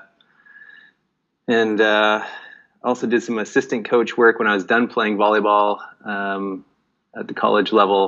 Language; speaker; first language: English; native; English